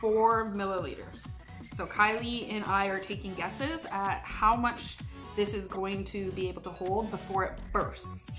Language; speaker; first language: English; native; English